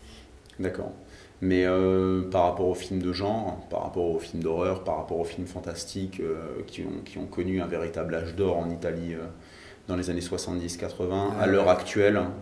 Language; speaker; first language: French; native; French